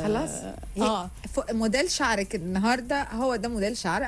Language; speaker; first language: Arabic; native; Arabic